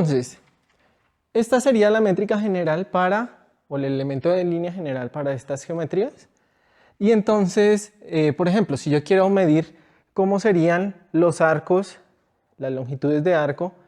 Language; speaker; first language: Spanish; native; Spanish